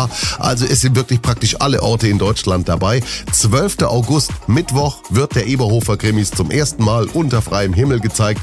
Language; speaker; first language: German; native; German